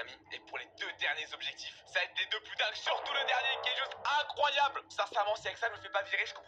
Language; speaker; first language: French; native; French